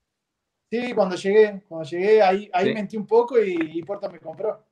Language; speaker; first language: Portuguese; non-native, fluent; Spanish